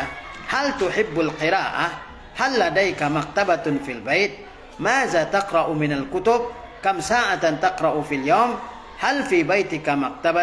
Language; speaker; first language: Arabic; non-native, fluent; Indonesian